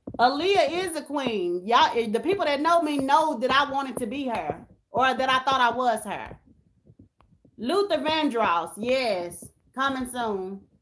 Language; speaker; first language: English; native; English